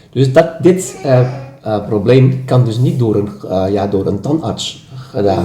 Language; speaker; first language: Dutch; non-native, fluent; Indonesian